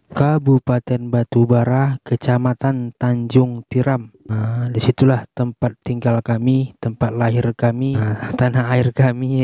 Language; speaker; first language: Indonesian; non-native, local second language; Malay